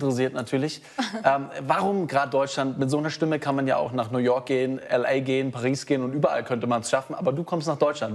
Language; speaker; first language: German; native; German